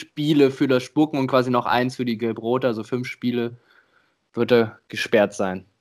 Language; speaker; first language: German; native; German